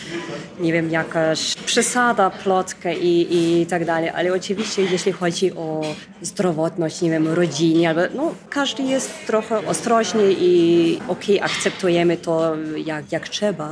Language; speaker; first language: Polish; non-native, fluent; German